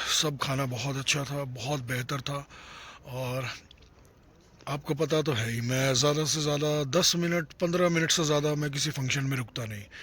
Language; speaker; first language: Hindi; native; Hindi